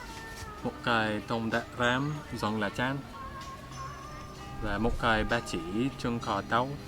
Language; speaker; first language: Vietnamese; non-native, learner; English